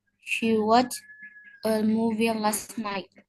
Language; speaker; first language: English; non-native, learner; Indonesian